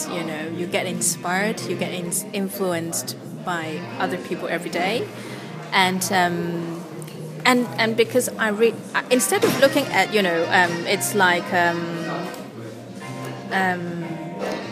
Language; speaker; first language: English; non-native, local second language; Cantonese